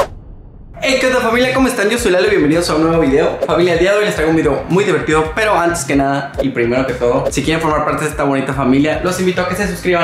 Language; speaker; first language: Spanish; native; Spanish